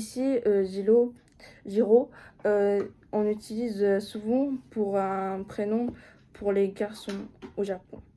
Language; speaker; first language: French; non-native, fluent; Japanese